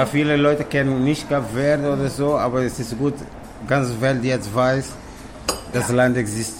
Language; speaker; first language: German; non-native, learner; Kabuverdianu